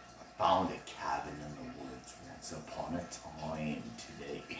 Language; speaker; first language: English; native; English